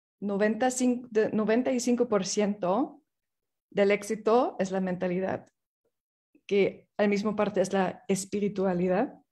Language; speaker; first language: Spanish; non-native, fluent; English